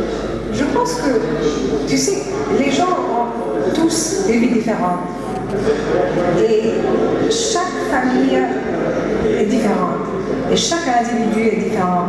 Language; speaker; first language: French; early bilingual, heritage; Greek